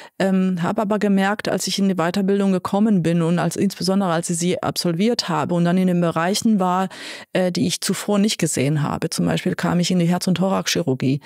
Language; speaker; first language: German; non-native, fluent; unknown